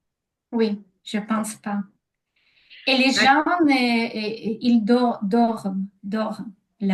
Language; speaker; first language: French; non-native, learner; Ukrainian